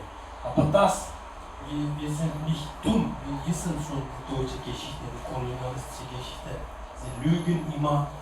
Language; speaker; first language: German; non-native, learner; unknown